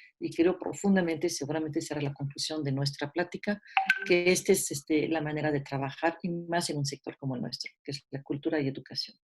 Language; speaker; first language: Spanish; early bilingual, heritage; French